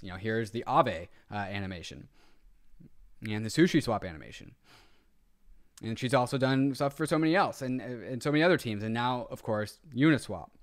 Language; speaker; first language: English; native; English